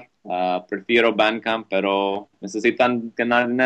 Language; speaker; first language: Spanish; non-native, learner; English